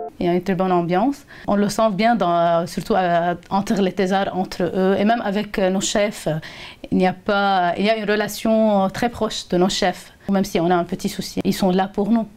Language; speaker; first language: French; non-native, local second language; Arabic